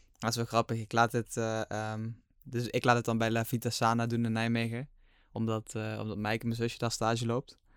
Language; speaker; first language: Dutch; native; Dutch